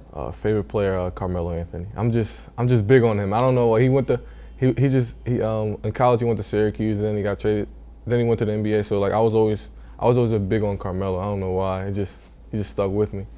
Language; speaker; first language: English; native; English